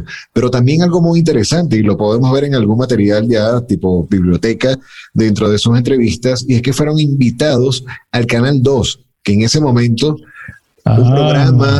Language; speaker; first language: Spanish; native; Spanish